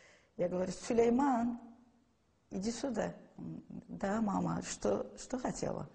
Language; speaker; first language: Russian; non-native, local second language; Azerbaijani